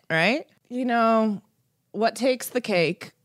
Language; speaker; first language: English; early bilingual, other home language; Persian